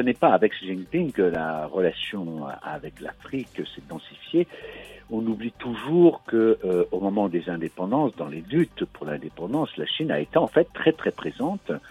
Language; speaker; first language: French; native; French